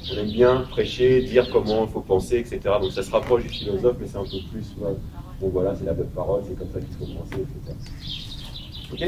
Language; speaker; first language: French; native; French